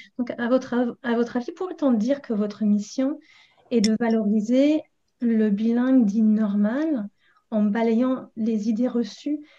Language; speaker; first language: French; non-native, fluent; English